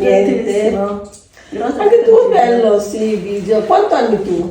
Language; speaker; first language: Italian; non-native, learner; Bangla